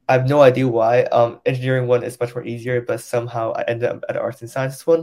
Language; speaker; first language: English; non-native, local second language; Cantonese